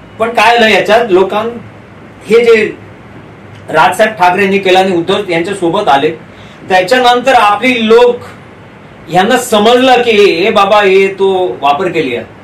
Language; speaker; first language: Marathi; non-native, local second language; Hindi